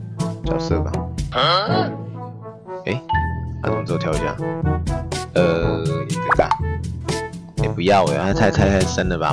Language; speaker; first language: Chinese; native; Chinese